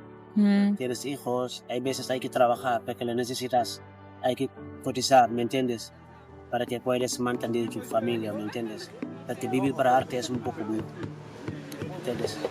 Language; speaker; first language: Spanish; non-native, fluent; Wolof